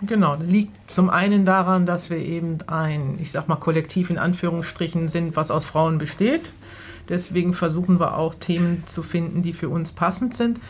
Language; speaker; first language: German; native; German